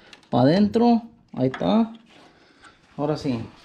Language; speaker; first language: Spanish; early bilingual, heritage; Spanish